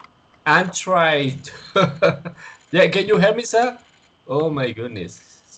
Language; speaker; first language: English; non-native, learner; Spanish